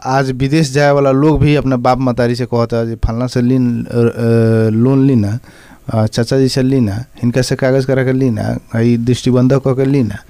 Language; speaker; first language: Bhojpuri; native; Bhojpuri